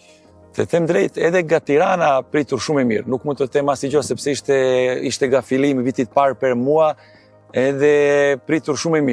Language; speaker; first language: Albanian; non-native, learner; Serbian